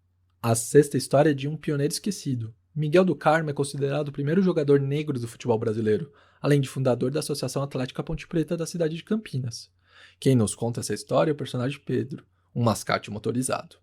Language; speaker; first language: Portuguese; native; Portuguese